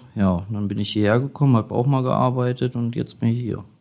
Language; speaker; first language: German; native; German